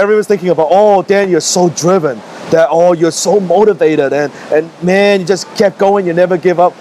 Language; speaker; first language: English; non-native, local second language; Cantonese